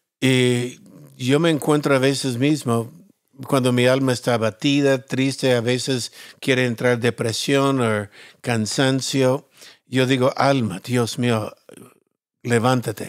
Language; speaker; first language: Spanish; non-native, fluent; English